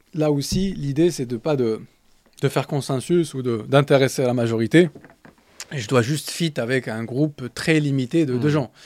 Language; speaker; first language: French; non-native, local second language; Tachelhit